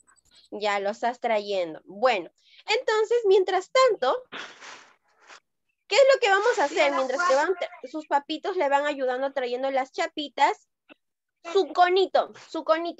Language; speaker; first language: Spanish; native; Spanish